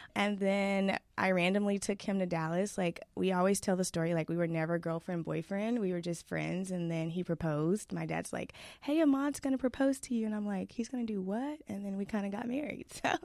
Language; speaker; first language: English; native; English